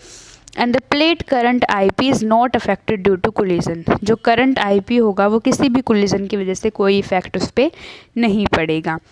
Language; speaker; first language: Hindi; native; Hindi